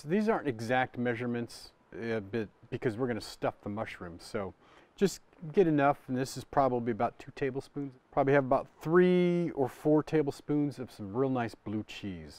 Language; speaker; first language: English; native; English